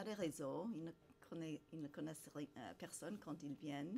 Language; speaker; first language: French; non-native, fluent; English